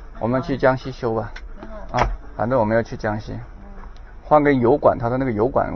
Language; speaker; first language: Chinese; native; Chinese